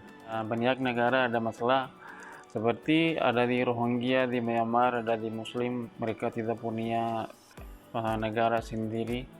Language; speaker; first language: Indonesian; non-native, learner; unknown